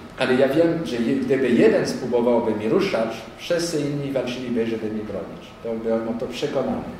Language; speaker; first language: Polish; non-native, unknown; French